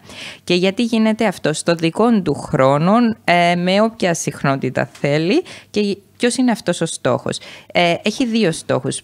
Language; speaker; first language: Greek; native; Greek